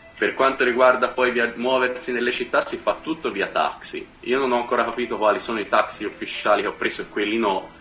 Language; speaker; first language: Italian; native; Italian